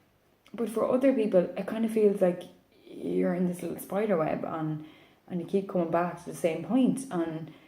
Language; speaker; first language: English; native; English